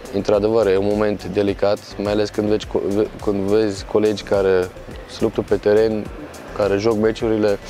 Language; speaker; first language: Romanian; non-native, fluent; Croatian